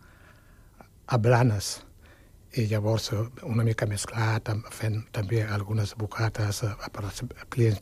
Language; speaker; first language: Catalan; non-native, fluent; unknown